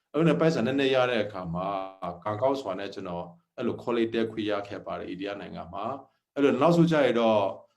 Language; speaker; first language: Burmese; non-native, local second language; Hakha Chin